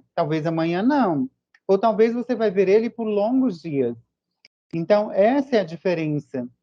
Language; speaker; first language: Portuguese; native; Portuguese